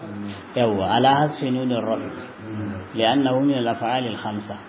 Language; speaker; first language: Arabic; non-native, fluent; Hausa